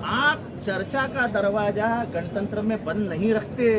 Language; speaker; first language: Hindi; non-native, local second language; Marathi